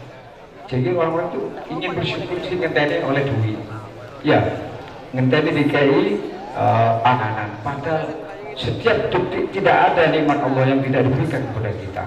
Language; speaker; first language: Indonesian; native; Indonesian